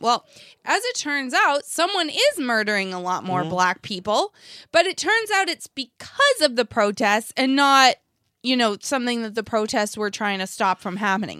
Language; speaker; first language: English; native; English